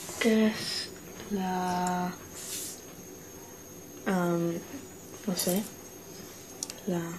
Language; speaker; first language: Spanish; non-native, learner; English